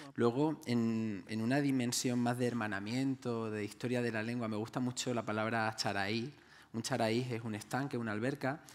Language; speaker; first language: Spanish; non-native, local second language; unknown